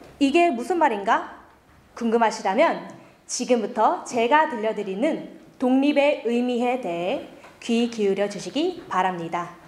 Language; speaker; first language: Korean; early bilingual, other home language; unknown